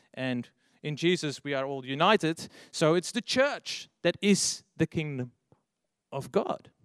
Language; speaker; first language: English; non-native, fluent; Dutch